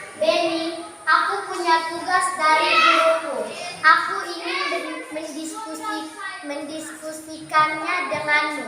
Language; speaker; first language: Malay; non-native, local second language; Tetum